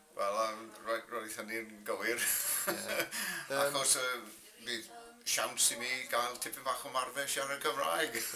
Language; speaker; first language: Welsh; non-native, local second language; English